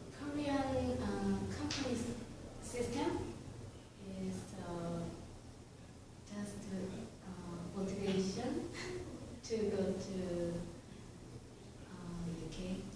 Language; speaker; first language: English; non-native, learner; Korean